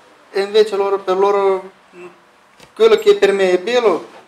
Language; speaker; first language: Italian; non-native, learner; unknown